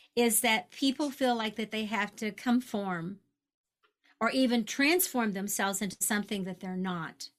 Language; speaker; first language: English; native; English